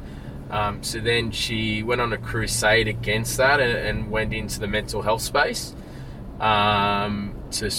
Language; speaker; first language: English; native; English